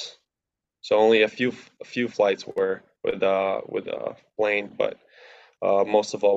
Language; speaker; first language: English; non-native, fluent; Latvian